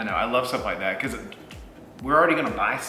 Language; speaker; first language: English; native; English